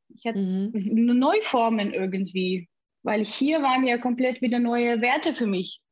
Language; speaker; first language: German; non-native, fluent; Russian